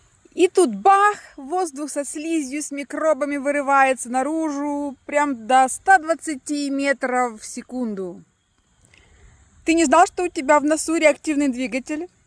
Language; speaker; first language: Russian; native; Russian